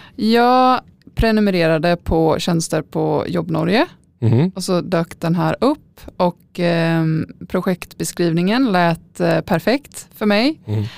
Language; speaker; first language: Norwegian; non-native, learner; Swedish